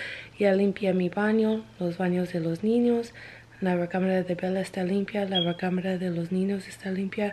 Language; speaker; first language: Spanish; non-native, learner; English